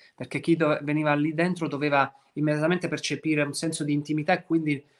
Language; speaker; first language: Italian; native; Italian